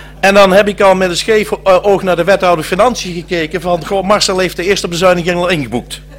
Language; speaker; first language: Dutch; native; Dutch